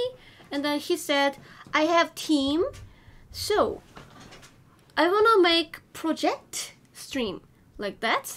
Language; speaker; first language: English; non-native, learner; Korean